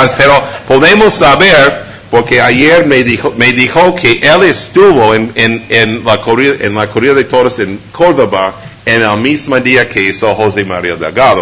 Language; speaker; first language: Spanish; non-native, fluent; English